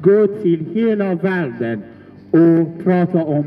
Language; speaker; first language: Swedish; non-native, learner; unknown